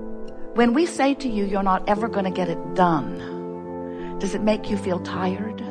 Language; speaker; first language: English; native; English